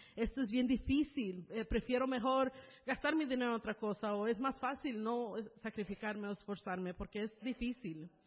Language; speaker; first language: Spanish; early bilingual, heritage; Spanish